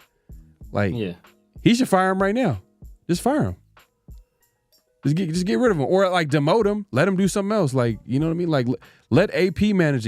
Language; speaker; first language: English; native; English